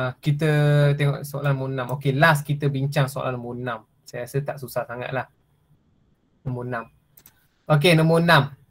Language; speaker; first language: Malay; non-native, local second language; Tamil